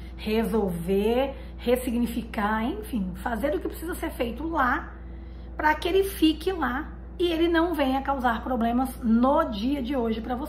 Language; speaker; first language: Portuguese; native; Portuguese